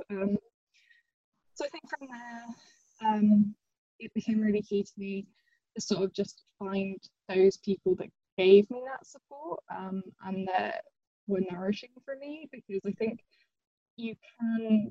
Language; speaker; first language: English; native; English